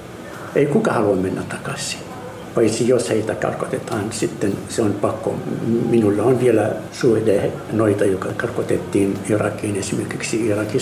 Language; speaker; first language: Finnish; non-native, learner; Arabic